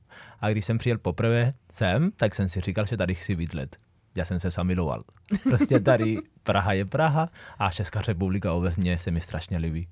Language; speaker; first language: Czech; non-native, fluent; Spanish